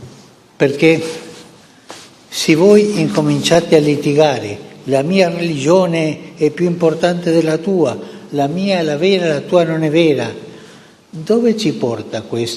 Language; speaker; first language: Italian; non-native, fluent; Spanish